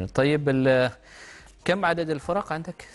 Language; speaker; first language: Arabic; native; Arabic